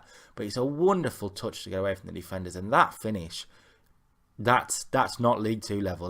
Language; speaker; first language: English; native; English